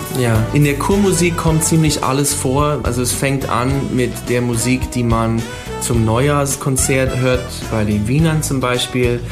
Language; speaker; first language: German; non-native, fluent; English